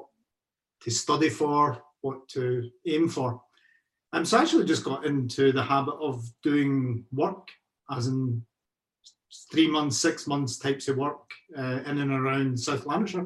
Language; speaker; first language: English; native; English